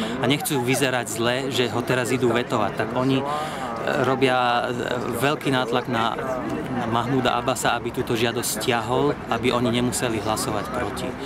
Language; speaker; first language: Slovak; non-native, fluent; Arabic